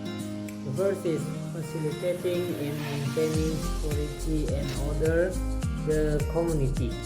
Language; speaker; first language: English; non-native, learner; Indonesian